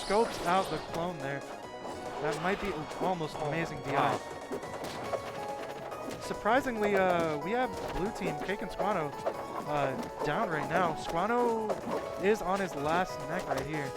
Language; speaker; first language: English; native; English